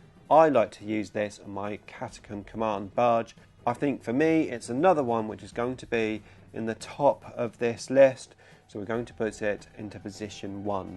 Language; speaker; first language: English; native; English